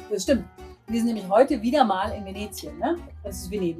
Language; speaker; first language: German; native; German